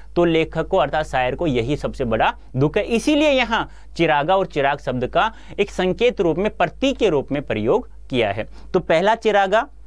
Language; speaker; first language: Hindi; native; Hindi